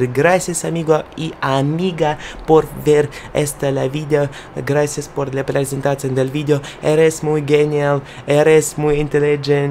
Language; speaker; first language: Spanish; non-native, learner; Russian